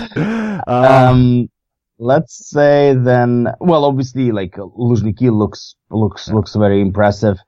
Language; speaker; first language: English; non-native, fluent; Russian